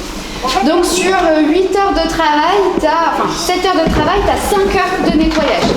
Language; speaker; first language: French; native; French